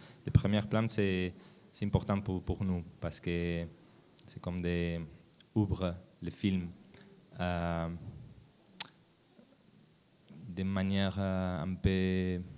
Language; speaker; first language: French; non-native, learner; Spanish